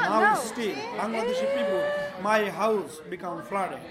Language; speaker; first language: English; non-native, learner; Bangla